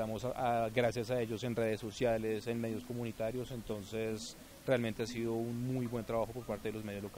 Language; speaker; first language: Spanish; native; Spanish